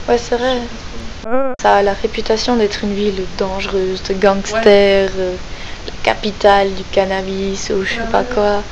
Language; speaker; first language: French; native; French